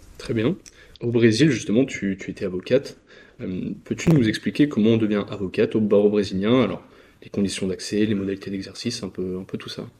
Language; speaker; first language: French; native; French